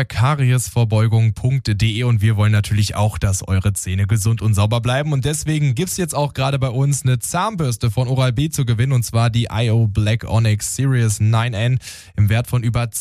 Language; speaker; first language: German; native; German